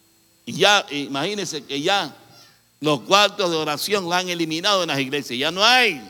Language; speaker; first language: Spanish; native; Spanish